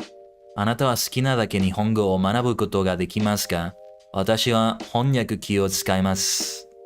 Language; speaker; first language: Japanese; non-native, learner; English